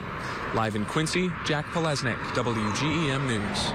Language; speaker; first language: English; native; English